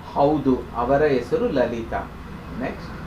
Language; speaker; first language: Kannada; non-native, fluent; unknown